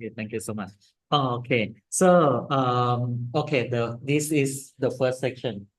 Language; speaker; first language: English; non-native, learner; Thai